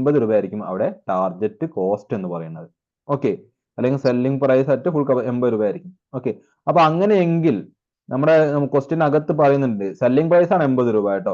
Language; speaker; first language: Malayalam; native; Malayalam